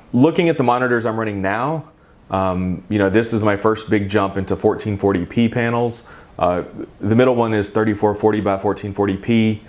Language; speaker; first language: English; native; English